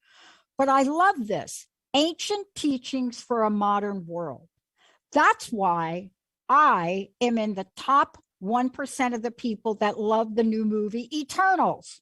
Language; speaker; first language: English; native; English